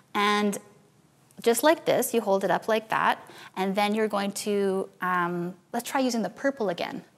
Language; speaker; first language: English; native; English